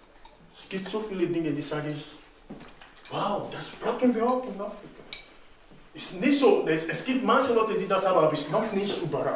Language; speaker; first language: German; non-native, fluent; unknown